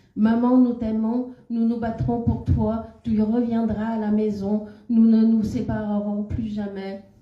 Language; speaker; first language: French; non-native, fluent; Khmer